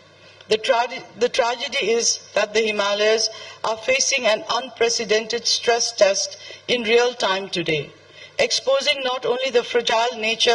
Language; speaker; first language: English; non-native, fluent; Nepali